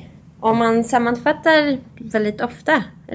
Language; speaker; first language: Swedish; non-native, fluent; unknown